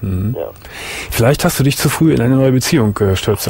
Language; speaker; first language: German; native; German